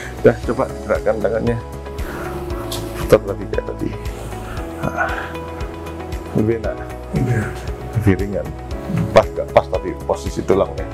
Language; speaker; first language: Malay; non-native, local second language; Javanese